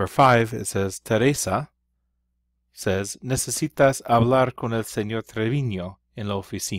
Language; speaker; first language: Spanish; non-native, fluent; English